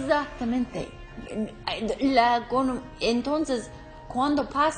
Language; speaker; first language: Spanish; non-native, learner; English